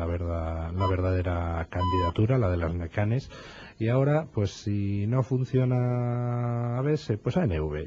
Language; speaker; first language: Spanish; native; Spanish